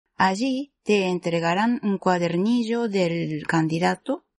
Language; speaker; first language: Spanish; non-native, fluent; Japanese